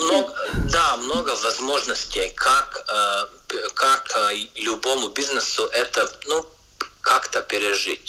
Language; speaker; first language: Russian; non-native, local second language; Latvian